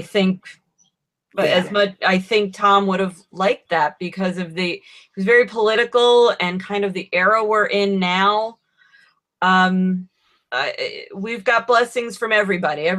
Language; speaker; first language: English; native; English